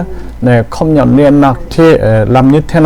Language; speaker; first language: Vietnamese; non-native, learner; Korean